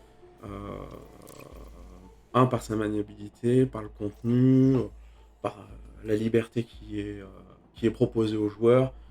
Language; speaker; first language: French; native; French